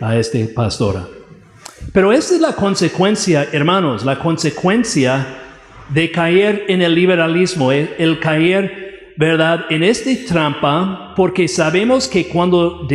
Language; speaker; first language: Spanish; non-native, fluent; English